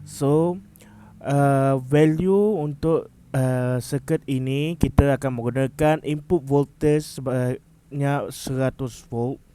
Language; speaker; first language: Malay; native; Malay